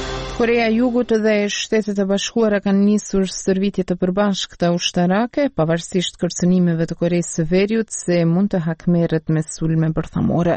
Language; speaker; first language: Albanian; native; Albanian